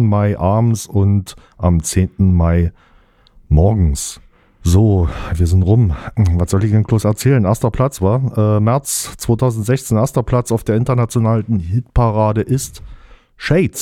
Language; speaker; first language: German; native; German